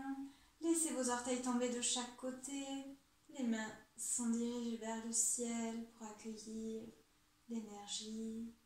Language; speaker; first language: French; native; French